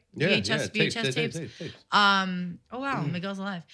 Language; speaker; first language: English; early bilingual, other home language; Spanish